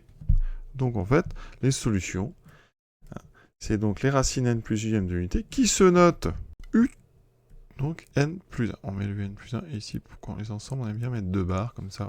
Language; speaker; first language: French; native; French